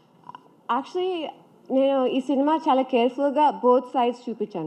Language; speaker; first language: Telugu; early bilingual, heritage; Telugu